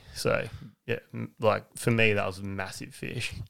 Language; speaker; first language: English; native; English